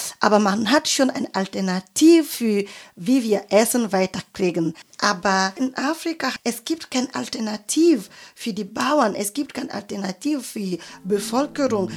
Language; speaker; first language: German; non-native, fluent; French